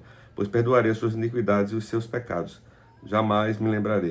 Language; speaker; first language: Portuguese; native; Portuguese